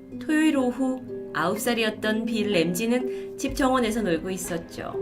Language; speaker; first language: Korean; native; Korean